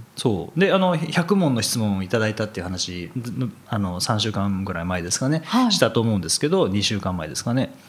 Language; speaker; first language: Japanese; native; Japanese